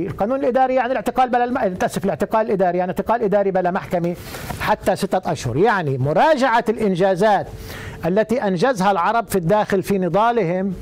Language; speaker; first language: Arabic; native; Arabic